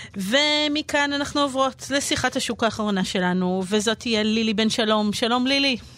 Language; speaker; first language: Hebrew; native; Hebrew